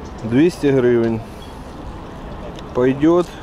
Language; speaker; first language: Russian; native; Russian